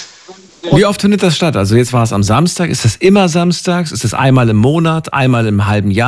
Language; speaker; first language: German; native; German